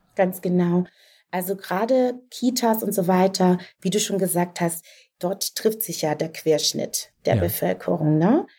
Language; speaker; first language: German; native; German